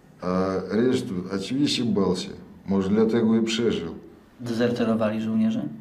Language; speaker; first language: Polish; non-native, learner; Russian